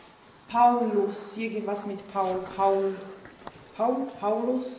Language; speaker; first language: German; non-native, fluent; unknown